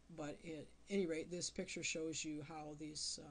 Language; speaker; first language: English; native; English